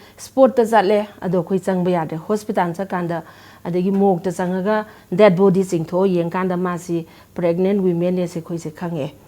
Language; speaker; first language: Manipuri; native; Manipuri